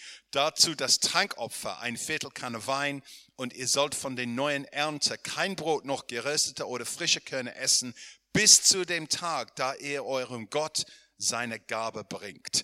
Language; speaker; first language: German; non-native, fluent; English